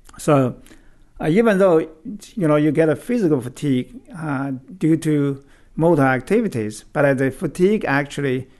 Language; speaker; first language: English; non-native, fluent; Chinese